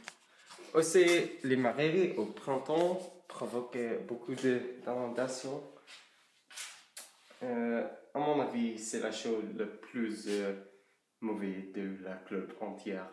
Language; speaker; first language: French; non-native, learner; English